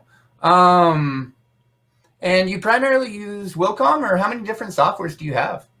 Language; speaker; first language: English; native; English